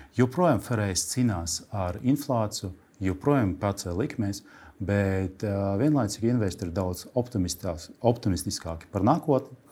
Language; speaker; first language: Latvian; non-native, local second language; Russian